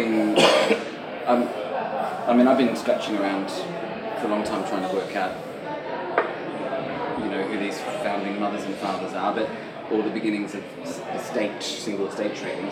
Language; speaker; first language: English; native; English